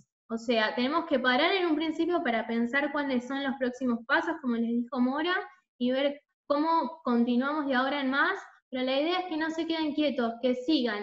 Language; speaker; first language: Spanish; native; Spanish